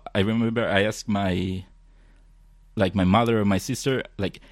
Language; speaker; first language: English; non-native, fluent; Spanish